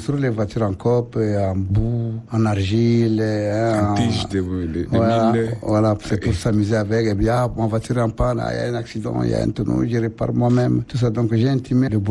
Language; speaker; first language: French; non-native, local second language; Arabic